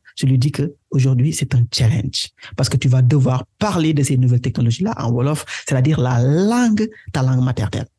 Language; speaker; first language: French; non-native, local second language; Wolof